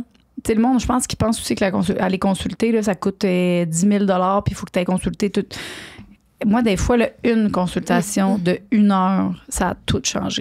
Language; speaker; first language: French; native; French